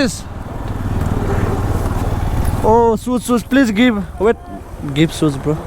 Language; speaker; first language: English; non-native, learner; Nepali